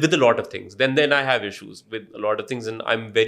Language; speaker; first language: English; non-native, local second language; Urdu